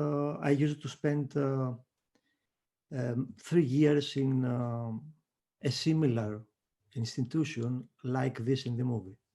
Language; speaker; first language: English; non-native, fluent; Greek